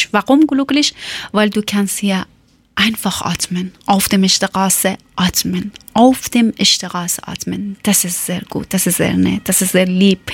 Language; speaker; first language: German; non-native, learner; Persian